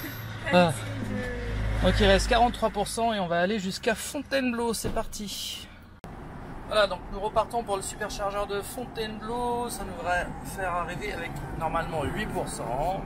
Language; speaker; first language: French; native; French